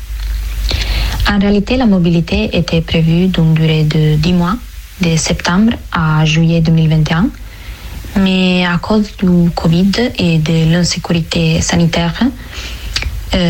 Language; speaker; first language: French; non-native, fluent; Italian